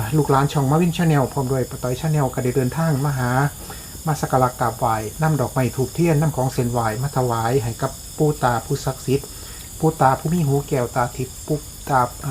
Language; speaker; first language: Thai; native; Thai